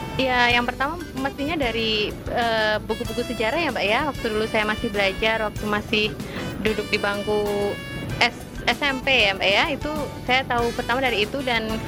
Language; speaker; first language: Indonesian; native; Indonesian